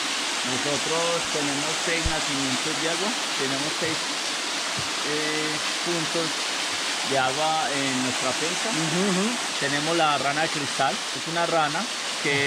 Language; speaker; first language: Spanish; native; Spanish